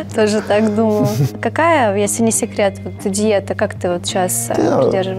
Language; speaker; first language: Russian; native; Russian